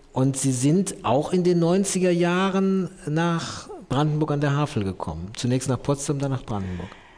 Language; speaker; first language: German; native; German